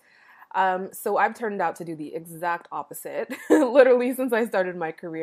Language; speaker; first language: English; native; English